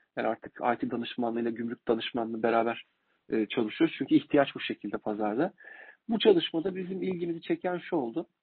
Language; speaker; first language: Turkish; native; Turkish